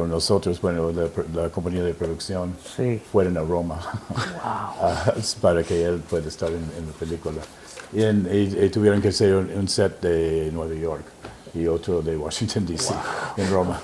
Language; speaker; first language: Spanish; non-native, fluent; English